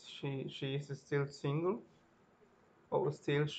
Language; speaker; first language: English; non-native, learner; Spanish